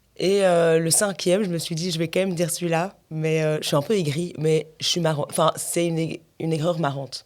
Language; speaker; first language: French; native; French